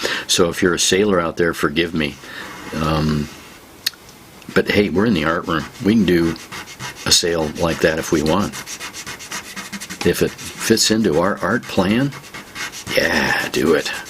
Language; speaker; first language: English; native; English